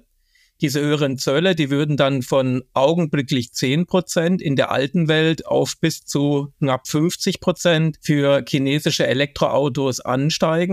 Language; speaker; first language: German; native; German